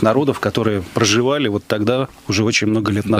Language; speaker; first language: Russian; native; Russian